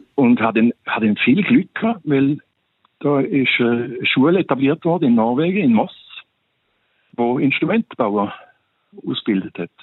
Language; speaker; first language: German; native; German